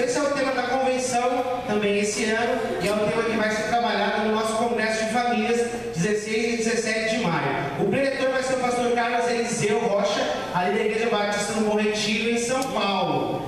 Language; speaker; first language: Portuguese; native; Portuguese